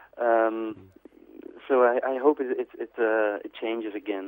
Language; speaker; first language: English; non-native, fluent; Dutch